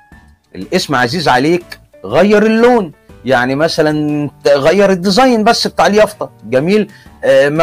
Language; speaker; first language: Arabic; native; Arabic